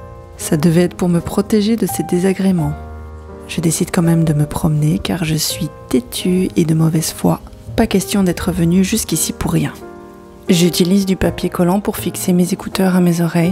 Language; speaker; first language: French; native; French